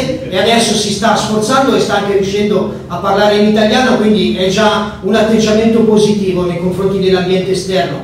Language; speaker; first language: Italian; native; Italian